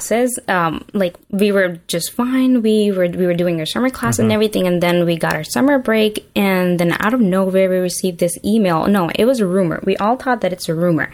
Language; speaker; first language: English; non-native, local second language; Urdu